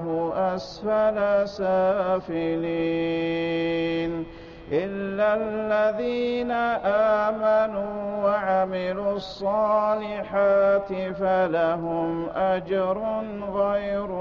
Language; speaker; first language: Arabic; native; Arabic